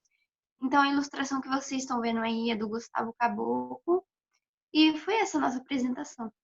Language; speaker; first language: Portuguese; native; Portuguese